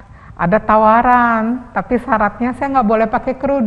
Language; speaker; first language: Indonesian; native; Indonesian